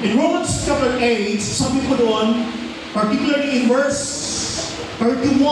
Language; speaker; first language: English; non-native, local second language; Filipino